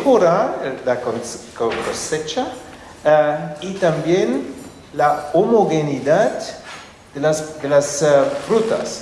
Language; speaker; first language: Spanish; non-native, fluent; German